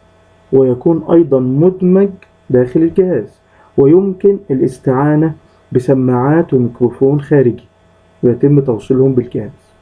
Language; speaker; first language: Arabic; native; Arabic